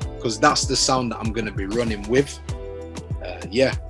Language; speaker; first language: English; native; English